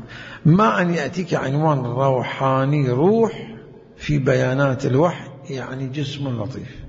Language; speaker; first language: Arabic; native; Arabic